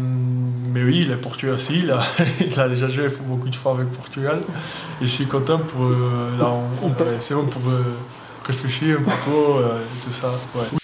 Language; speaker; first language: French; non-native, learner; Portuguese